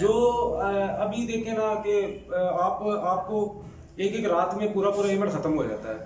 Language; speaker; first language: Urdu; non-native, local second language; Punjabi